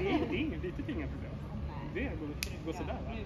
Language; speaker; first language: Swedish; native; Swedish